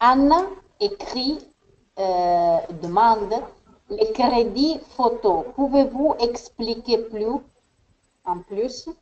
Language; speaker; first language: French; non-native, fluent; Spanish